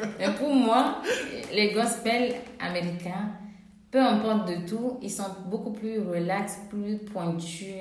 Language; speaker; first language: French; non-native, local second language; Ewe